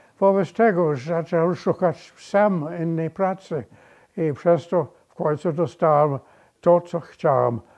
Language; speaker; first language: Polish; early bilingual, other home language; English